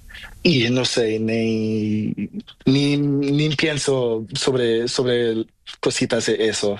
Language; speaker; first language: Spanish; non-native, learner; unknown